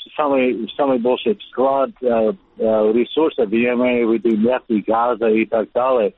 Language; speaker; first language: Russian; non-native, learner; English